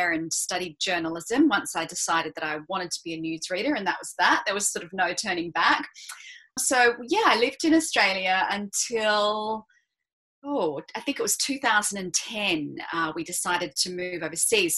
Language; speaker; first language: English; native; English